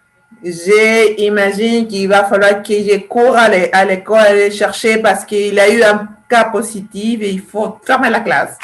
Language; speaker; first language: French; non-native, fluent; Spanish